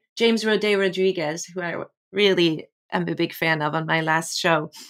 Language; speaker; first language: English; non-native, fluent; French